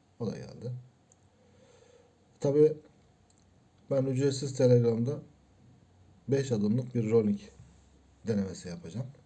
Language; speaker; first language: Turkish; native; Turkish